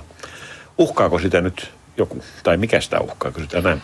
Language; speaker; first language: Finnish; native; Finnish